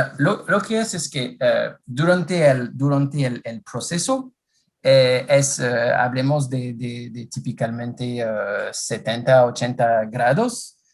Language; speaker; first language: Spanish; non-native, fluent; French